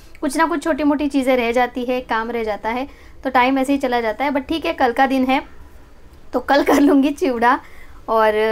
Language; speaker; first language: Hindi; non-native, local second language; Marathi